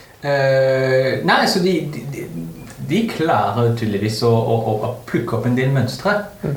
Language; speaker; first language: Norwegian; non-native, fluent; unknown